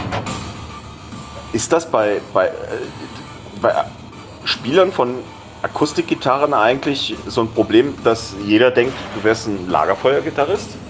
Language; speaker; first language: German; native; German